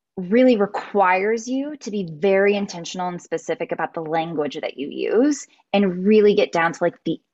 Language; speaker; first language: English; native; English